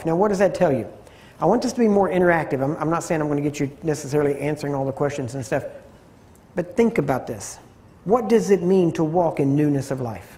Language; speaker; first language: English; native; English